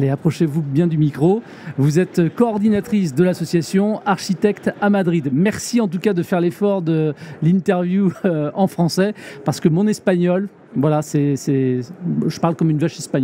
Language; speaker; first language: French; native; French